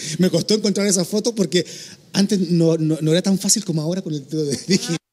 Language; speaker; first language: Spanish; native; Spanish